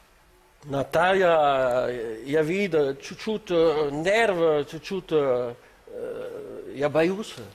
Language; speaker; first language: Russian; non-native, learner; French